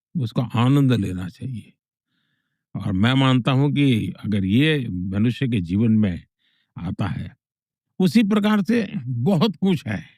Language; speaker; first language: Hindi; non-native, local second language; Gujarati